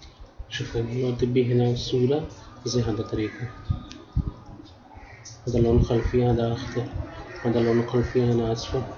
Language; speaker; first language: Arabic; non-native, learner; Urdu